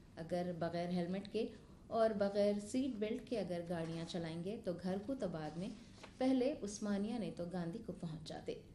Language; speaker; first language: Urdu; native; Urdu